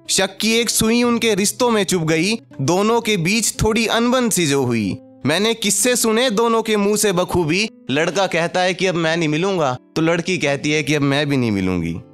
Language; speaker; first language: Hindi; native; Hindi